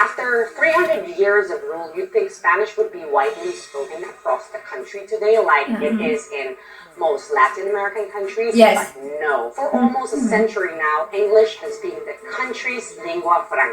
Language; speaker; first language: English; non-native, local second language; Filipino